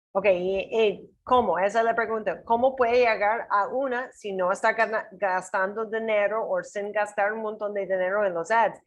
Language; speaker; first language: Spanish; non-native, learner; English